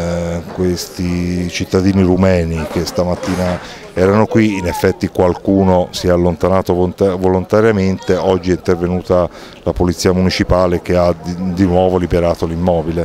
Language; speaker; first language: Italian; native; Italian